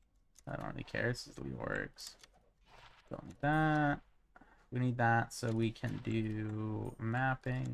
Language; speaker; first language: English; native; English